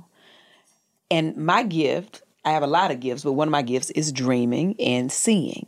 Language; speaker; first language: English; native; English